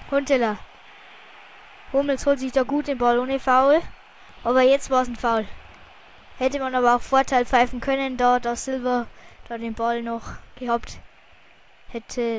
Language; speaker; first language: German; native; German